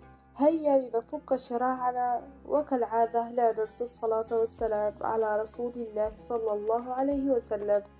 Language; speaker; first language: Arabic; native; Arabic